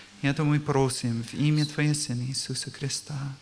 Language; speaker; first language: Russian; non-native, learner; English